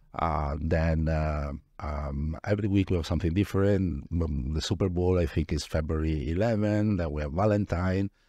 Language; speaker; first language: English; non-native, fluent; Italian